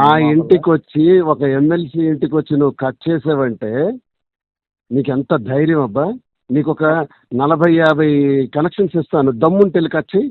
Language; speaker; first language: Telugu; native; Telugu